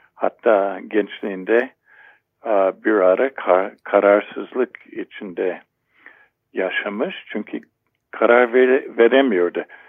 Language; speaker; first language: Turkish; non-native, fluent; English